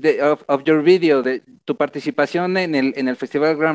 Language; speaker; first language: Spanish; native; Spanish